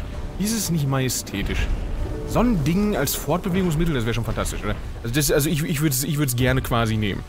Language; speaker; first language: German; native; German